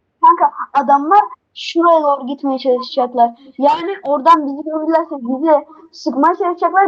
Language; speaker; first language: Turkish; native; Turkish